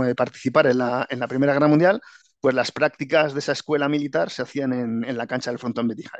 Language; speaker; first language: Spanish; native; Spanish